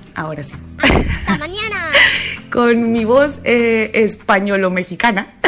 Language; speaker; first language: Spanish; native; Spanish